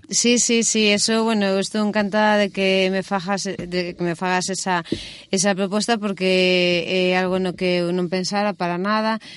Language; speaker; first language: Galician; native; Galician